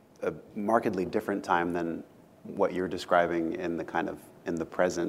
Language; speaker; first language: English; native; English